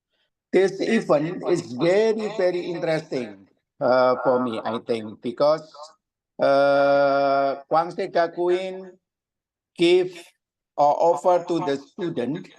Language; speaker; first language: English; non-native, learner; Indonesian